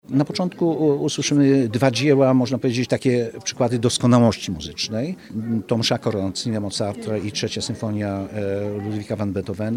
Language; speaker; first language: Polish; native; Polish